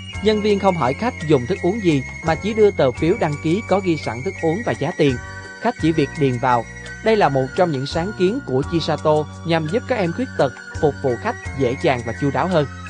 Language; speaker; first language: Vietnamese; native; Vietnamese